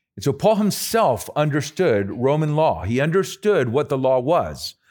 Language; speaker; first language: English; early bilingual, other home language; Spanish